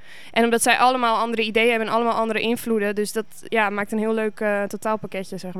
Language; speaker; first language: Dutch; native; Dutch